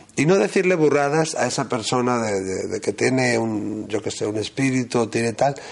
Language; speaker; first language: Spanish; native; Spanish